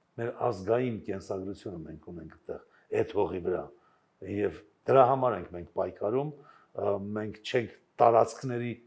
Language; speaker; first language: Armenian; native; Armenian